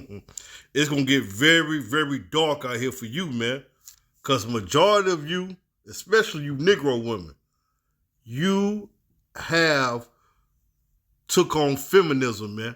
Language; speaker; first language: English; native; English